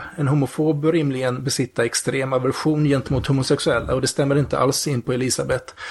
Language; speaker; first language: Swedish; native; Swedish